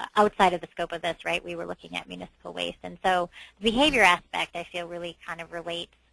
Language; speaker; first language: English; native; English